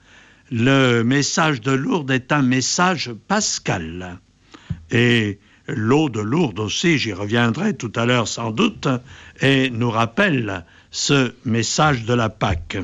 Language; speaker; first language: French; native; French